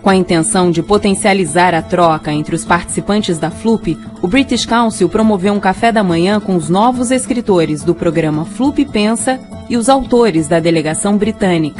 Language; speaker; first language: Portuguese; native; Portuguese